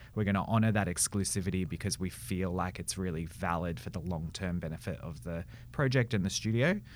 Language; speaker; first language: English; native; English